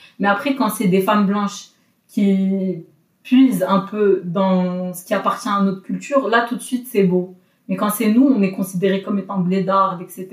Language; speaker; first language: French; non-native, local second language; Arabic